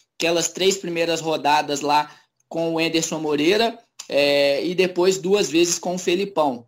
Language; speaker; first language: Portuguese; native; Portuguese